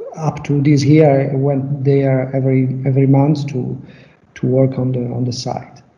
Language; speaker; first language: English; non-native, learner; Italian